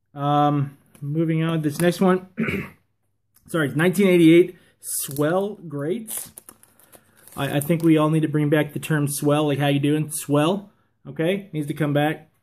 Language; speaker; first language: English; native; English